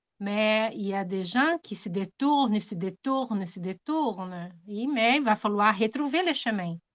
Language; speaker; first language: French; non-native, fluent; Portuguese